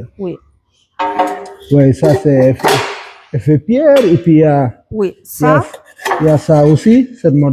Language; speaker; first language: French; non-native, local second language; Wolof